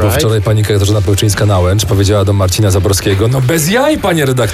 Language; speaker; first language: Polish; native; Polish